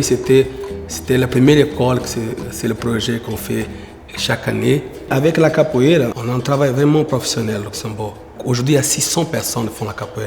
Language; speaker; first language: French; non-native, fluent; Portuguese